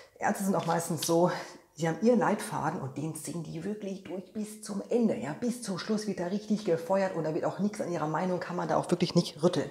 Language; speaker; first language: German; non-native, fluent; Polish